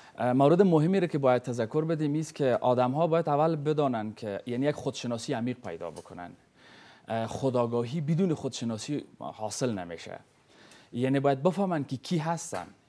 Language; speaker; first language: Persian; native; Persian